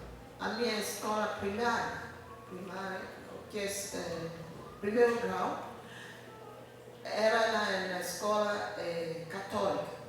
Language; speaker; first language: Portuguese; non-native, learner; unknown